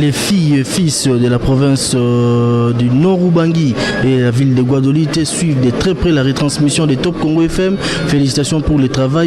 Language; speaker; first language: French; non-native, local second language; Lingala